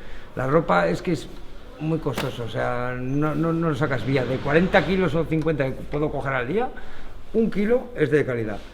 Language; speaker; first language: Spanish; native; Spanish